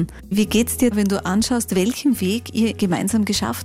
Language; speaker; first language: German; native; German